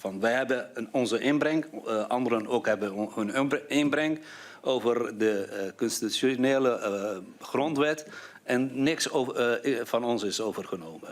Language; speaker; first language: Dutch; non-native, fluent; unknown